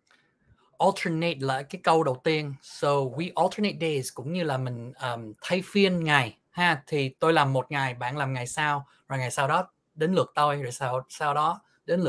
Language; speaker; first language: Vietnamese; early bilingual, heritage; Vietnamese